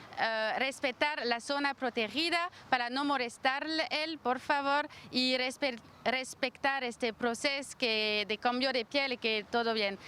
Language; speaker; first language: Spanish; non-native, learner; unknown